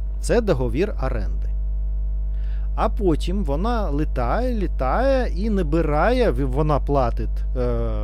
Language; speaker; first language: Ukrainian; non-native, learner; Russian